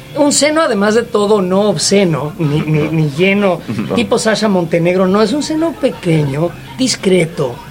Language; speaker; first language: Spanish; native; Spanish